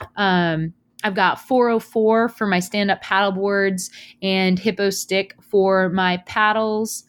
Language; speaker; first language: English; native; English